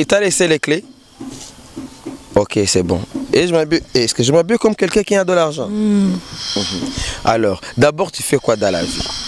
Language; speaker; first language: French; non-native, local second language; Rundi